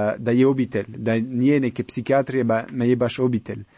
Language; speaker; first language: Croatian; non-native, learner; French